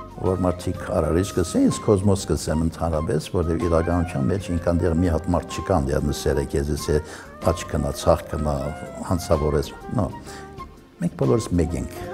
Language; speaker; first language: Armenian; early bilingual, heritage; Armenian